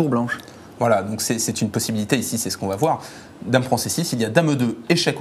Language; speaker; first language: French; native; French